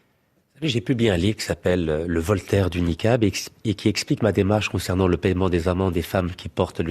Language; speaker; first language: French; native; French